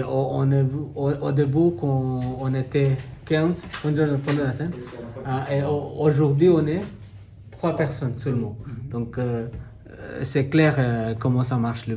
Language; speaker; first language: French; non-native, learner; Bangla